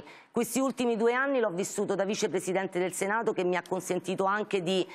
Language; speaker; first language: Italian; native; Italian